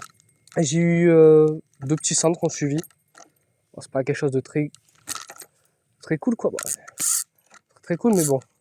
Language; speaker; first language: French; native; French